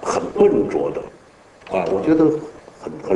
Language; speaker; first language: Chinese; native; Chinese